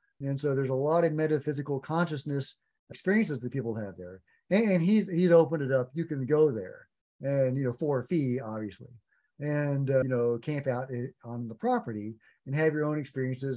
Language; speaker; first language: English; native; English